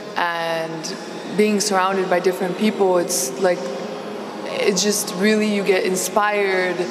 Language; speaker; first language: English; early bilingual, other home language; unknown